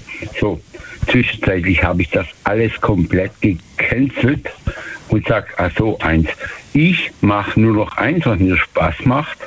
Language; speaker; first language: German; native; German